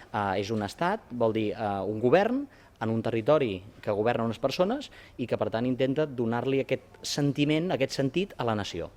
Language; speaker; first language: Catalan; native; Catalan